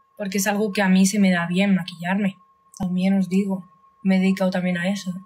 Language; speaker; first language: Spanish; early bilingual, other home language; Russian